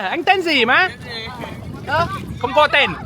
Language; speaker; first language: Vietnamese; non-native, learner; English